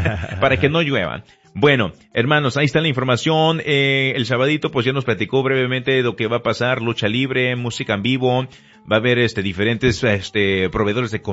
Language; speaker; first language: Spanish; early bilingual, heritage; Spanish